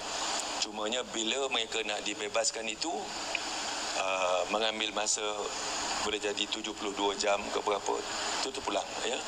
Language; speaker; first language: Malay; native; Malay